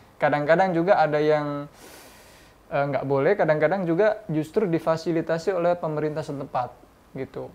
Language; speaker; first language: Indonesian; native; Indonesian